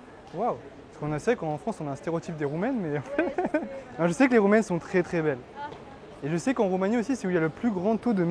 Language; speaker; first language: French; native; French